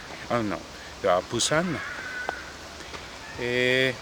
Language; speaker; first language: French; non-native, fluent; Korean